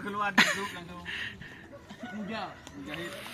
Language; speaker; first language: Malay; non-native, local second language; Madurese